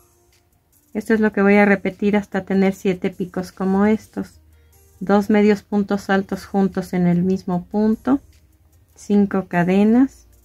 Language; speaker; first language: Spanish; native; Spanish